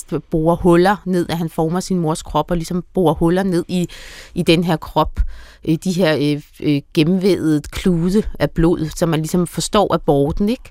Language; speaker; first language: Danish; native; Danish